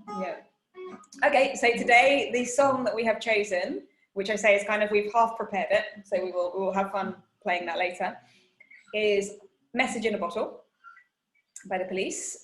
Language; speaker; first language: English; non-native, fluent; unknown